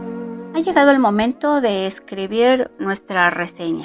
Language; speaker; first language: Spanish; native; Spanish